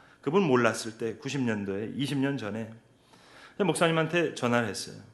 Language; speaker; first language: Korean; native; Korean